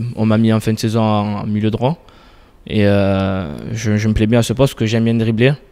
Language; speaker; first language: French; native; French